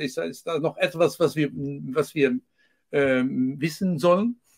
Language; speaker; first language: German; non-native, learner; Dutch